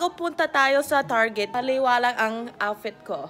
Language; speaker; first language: Filipino; early bilingual, heritage; English